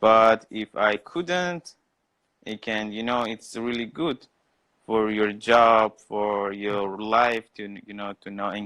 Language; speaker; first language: English; non-native, learner; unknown